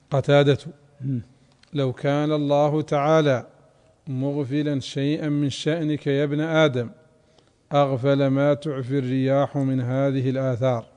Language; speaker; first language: Arabic; native; Arabic